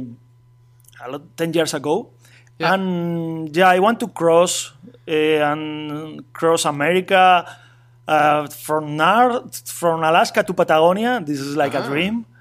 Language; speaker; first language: English; non-native, learner; Spanish